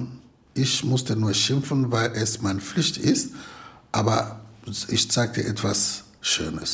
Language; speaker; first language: German; non-native, learner; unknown